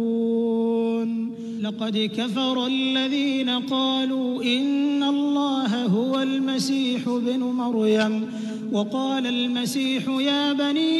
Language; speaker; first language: Arabic; native; Arabic